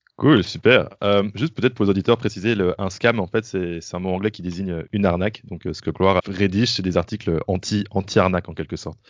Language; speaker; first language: French; native; French